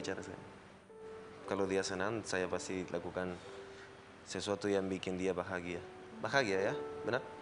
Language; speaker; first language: Indonesian; non-native, learner; Spanish